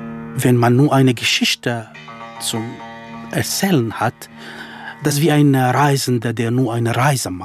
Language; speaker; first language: German; non-native, fluent; Kurdish